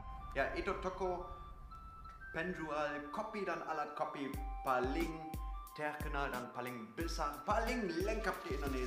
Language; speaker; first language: Indonesian; non-native, fluent; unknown